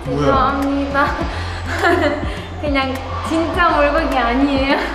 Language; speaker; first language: Korean; non-native, learner; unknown